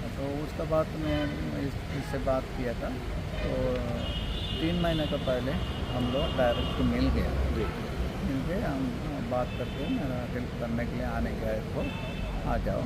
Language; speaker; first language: Hindi; non-native, local second language; Malayalam